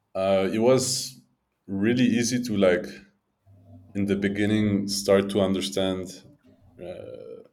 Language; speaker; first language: English; native; English